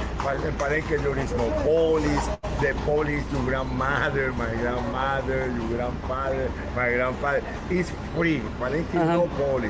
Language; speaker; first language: English; non-native, learner; Spanish